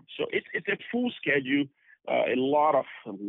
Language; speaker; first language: English; non-native, local second language; Bini